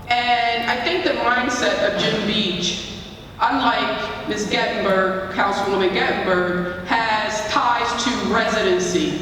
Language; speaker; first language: English; native; English